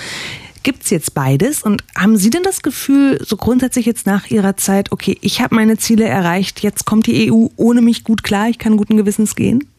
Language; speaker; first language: German; native; German